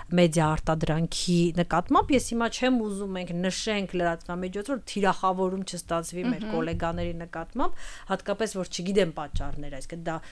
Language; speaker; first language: Armenian; native; Armenian